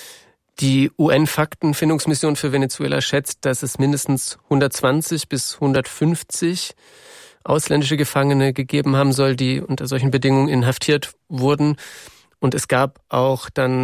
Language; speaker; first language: German; native; German